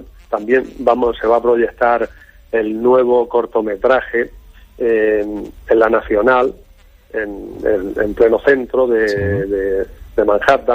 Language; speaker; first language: Spanish; native; Spanish